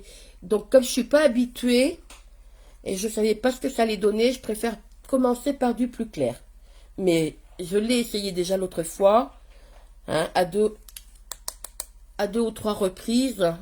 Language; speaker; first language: French; native; French